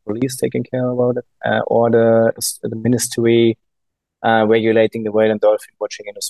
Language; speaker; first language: English; non-native, fluent; German